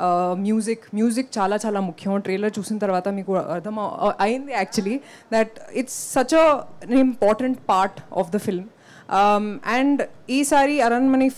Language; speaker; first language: Telugu; non-native, fluent; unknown